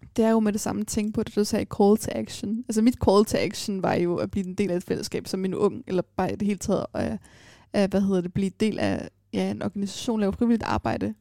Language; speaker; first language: Danish; early bilingual, other home language; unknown